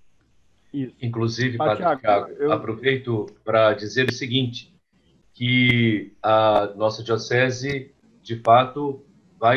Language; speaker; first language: Portuguese; native; Portuguese